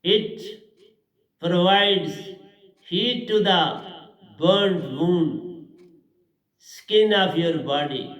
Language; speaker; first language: English; non-native, local second language; Hindi